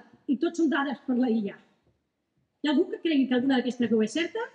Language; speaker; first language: Catalan; native; Catalan